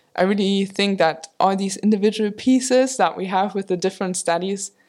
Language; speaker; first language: English; non-native, fluent; German